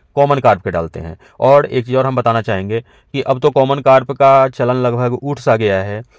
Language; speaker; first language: Hindi; native; Hindi